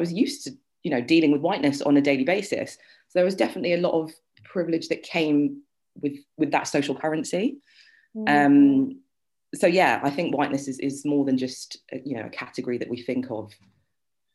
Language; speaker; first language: English; native; English